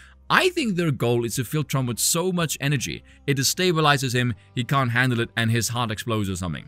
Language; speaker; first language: English; native; English